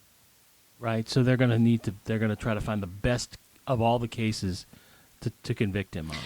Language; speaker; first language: English; native; English